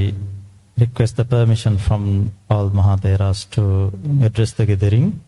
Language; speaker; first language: English; non-native, local second language; Sinhala